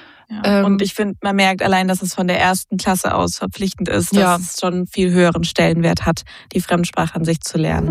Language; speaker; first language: German; native; German